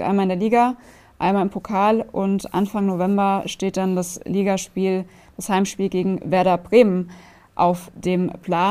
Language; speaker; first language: German; native; German